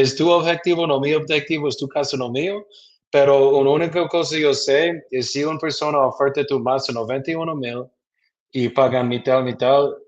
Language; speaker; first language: Spanish; non-native, learner; English